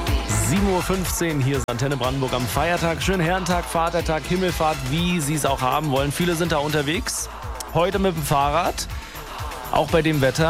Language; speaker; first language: German; native; German